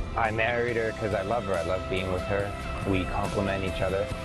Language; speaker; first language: English; native; English